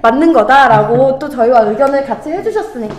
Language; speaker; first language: Korean; native; Korean